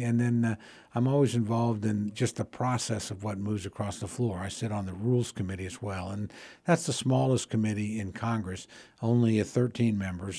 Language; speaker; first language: English; native; English